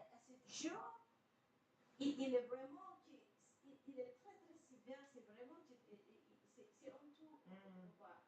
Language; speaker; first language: French; non-native, fluent; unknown